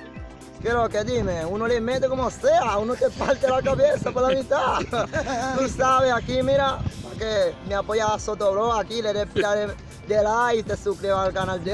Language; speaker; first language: Spanish; native; Spanish